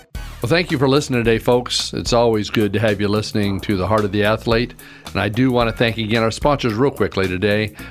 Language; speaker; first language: English; native; English